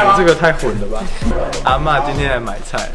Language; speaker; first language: Chinese; native; Chinese